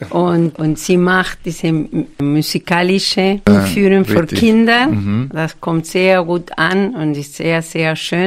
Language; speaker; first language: German; non-native, fluent; Spanish